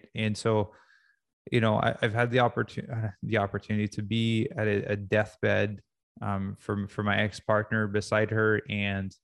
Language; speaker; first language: English; native; English